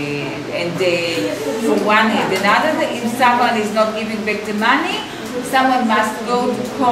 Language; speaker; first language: English; non-native, fluent; Hebrew